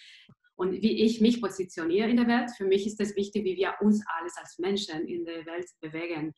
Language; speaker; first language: German; non-native, fluent; Spanish